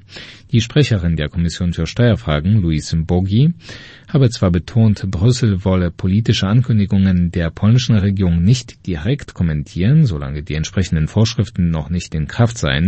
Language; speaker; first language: German; non-native, fluent; Polish